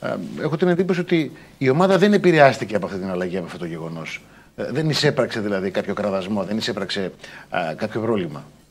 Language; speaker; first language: Greek; native; Greek